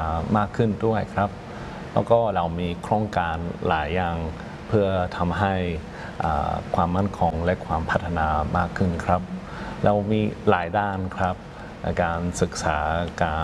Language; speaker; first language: Thai; non-native, fluent; English